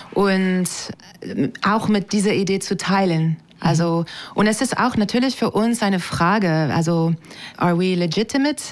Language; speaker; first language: German; non-native, fluent; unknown